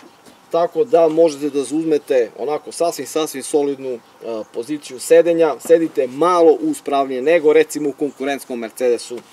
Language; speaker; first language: Serbian; native; Serbian